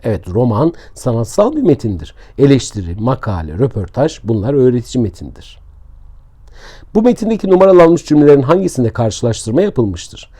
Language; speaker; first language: Turkish; native; Turkish